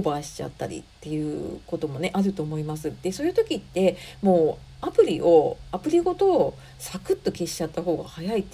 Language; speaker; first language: Japanese; native; Japanese